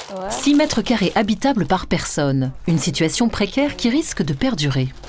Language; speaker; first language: French; native; French